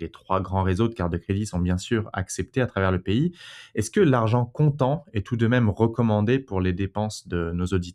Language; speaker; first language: French; native; French